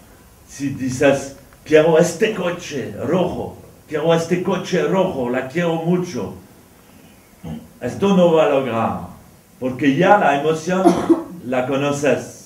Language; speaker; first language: Spanish; non-native, fluent; French